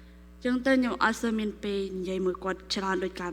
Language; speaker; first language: Khmer; non-native, local second language; Korean